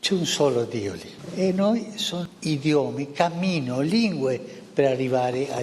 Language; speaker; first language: Italian; early bilingual, heritage; Spanish